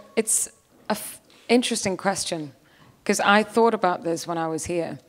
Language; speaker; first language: English; non-native, fluent; Swedish